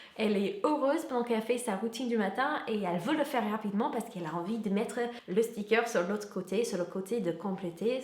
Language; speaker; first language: French; non-native, fluent; English